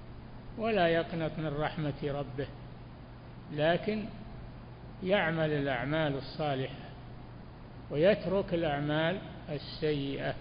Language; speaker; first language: Arabic; native; Arabic